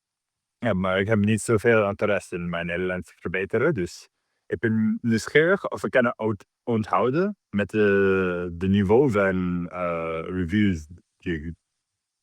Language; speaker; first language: Dutch; non-native, learner; English